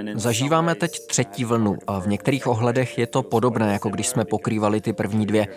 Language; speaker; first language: Czech; non-native, fluent; Dutch